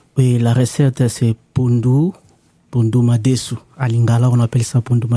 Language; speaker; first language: French; non-native, local second language; Lingala